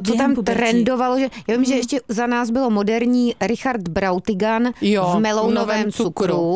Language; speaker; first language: Czech; native; Czech